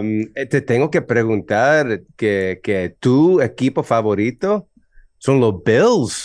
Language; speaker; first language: Spanish; early bilingual, heritage; Spanish